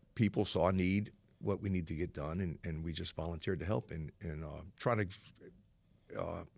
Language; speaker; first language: English; native; English